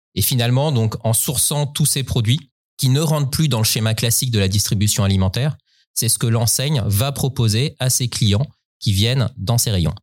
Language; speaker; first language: French; native; French